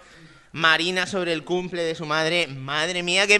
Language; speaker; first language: Spanish; native; Spanish